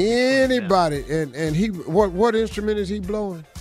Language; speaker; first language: English; native; English